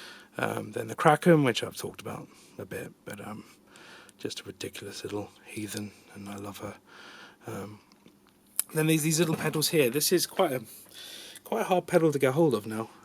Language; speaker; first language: English; native; English